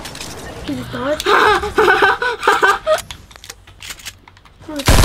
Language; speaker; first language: English; native; English